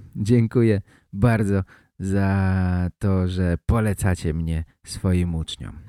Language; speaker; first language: Polish; native; Polish